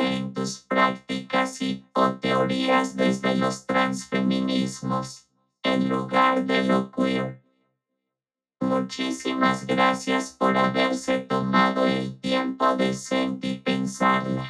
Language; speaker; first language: Spanish; native; Spanish